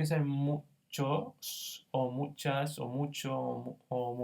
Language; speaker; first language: Spanish; non-native, fluent; English